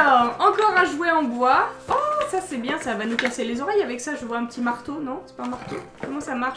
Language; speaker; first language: French; native; French